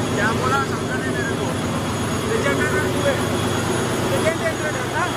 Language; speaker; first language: Hindi; non-native, local second language; Marathi